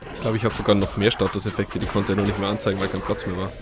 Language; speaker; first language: German; native; German